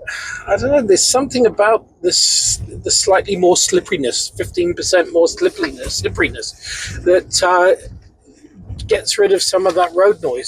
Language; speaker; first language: English; native; English